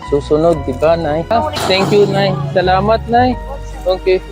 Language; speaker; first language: Filipino; non-native, learner; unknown